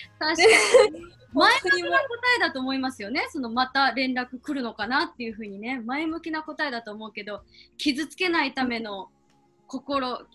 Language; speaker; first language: Japanese; native; Japanese